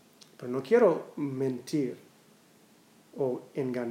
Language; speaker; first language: Spanish; non-native, learner; English